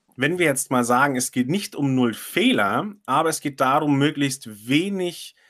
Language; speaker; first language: German; non-native, fluent; Chinese